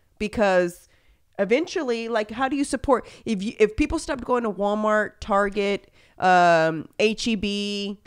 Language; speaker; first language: English; early bilingual, other home language; Spanish